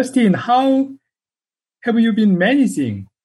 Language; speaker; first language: English; non-native, fluent; Korean